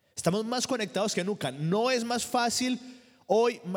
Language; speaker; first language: Spanish; native; Spanish